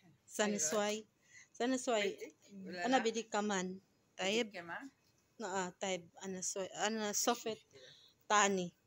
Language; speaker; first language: Arabic; non-native, learner; Filipino